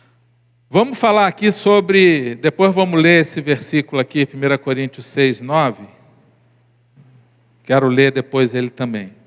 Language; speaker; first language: Portuguese; native; Portuguese